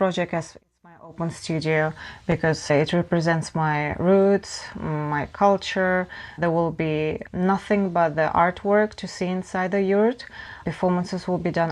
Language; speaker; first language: English; non-native, fluent; Russian